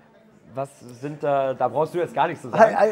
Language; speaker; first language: German; native; German